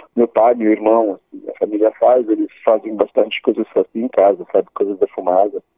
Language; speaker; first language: Portuguese; non-native, fluent; Polish